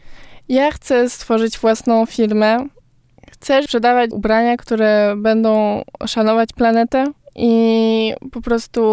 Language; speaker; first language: Polish; early bilingual, heritage; Polish